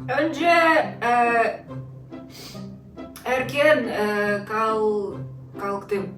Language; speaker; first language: Turkish; non-native, learner; Russian